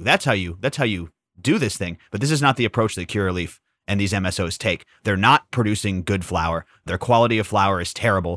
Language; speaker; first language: English; native; English